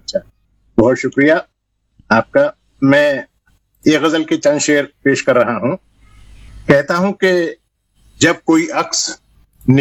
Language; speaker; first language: Hindi; native; Hindi